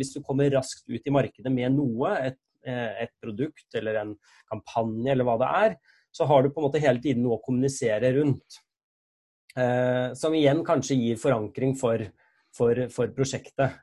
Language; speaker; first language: Norwegian; native; Norwegian